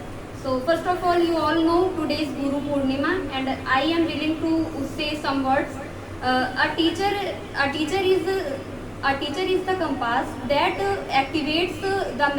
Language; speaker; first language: English; non-native, learner; Hindi